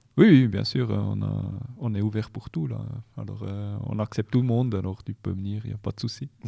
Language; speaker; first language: French; non-native, local second language; German